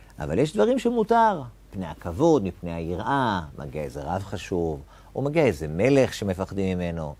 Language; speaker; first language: Hebrew; native; Hebrew